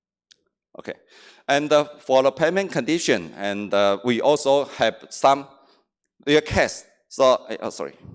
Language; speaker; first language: English; non-native, learner; Chinese